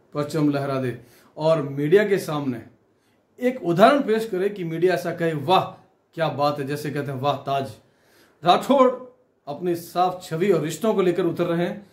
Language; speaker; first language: Hindi; native; Hindi